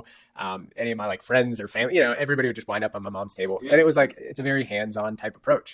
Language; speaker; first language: English; native; English